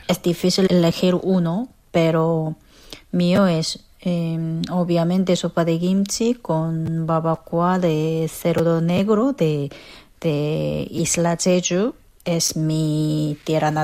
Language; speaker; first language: Spanish; non-native, fluent; Korean